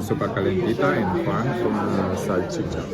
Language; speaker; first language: Spanish; non-native, fluent; German